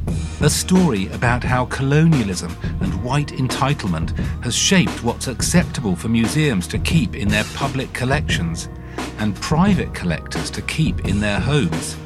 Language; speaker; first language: English; native; English